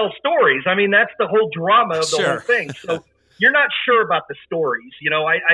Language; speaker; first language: English; native; English